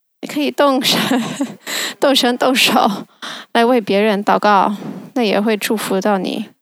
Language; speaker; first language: Chinese; non-native, fluent; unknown